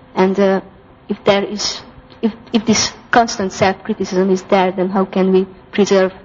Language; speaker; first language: English; non-native, fluent; Hungarian